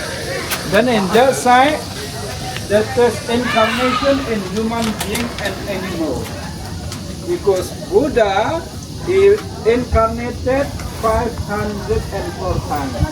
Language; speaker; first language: English; non-native, learner; Indonesian